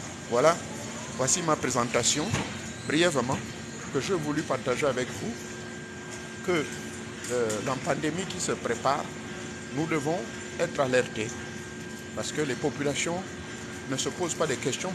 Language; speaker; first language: French; native; French